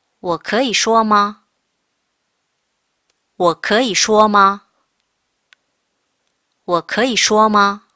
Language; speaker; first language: Chinese; non-native, fluent; Korean